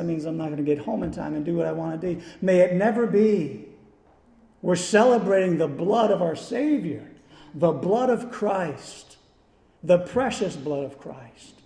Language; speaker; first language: English; native; English